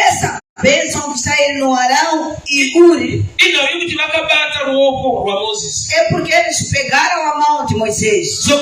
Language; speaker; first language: Portuguese; non-native, local second language; Shona